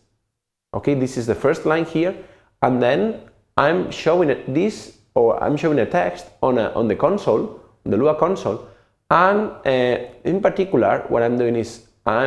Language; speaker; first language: English; non-native, fluent; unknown